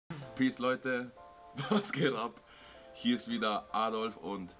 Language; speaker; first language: German; native; German